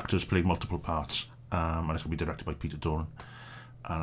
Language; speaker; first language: English; native; English